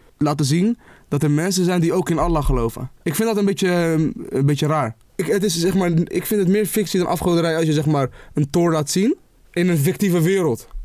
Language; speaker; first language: Dutch; early bilingual, other home language; Arabic